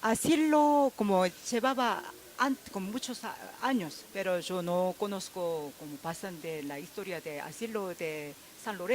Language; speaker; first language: Spanish; non-native, fluent; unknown